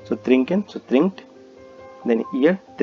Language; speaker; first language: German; non-native, fluent; Hindi